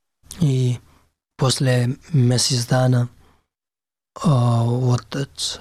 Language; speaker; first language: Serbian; non-native, learner; Pashto